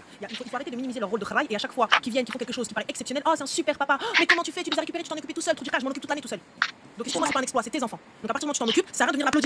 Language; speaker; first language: French; native; French